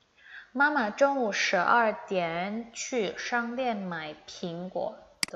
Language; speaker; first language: Chinese; non-native, fluent; Indonesian